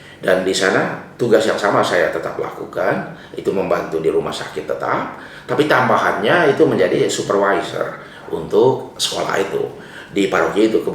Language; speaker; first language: Indonesian; non-native, local second language; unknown